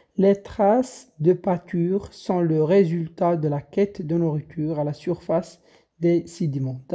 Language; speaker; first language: French; non-native, local second language; Arabic